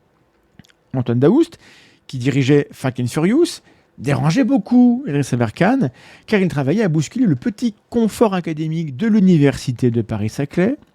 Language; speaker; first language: French; native; French